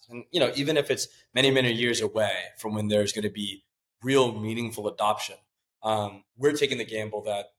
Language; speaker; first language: English; native; English